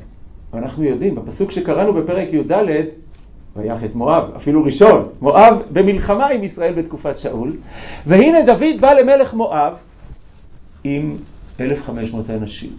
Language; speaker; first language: Hebrew; native; Hebrew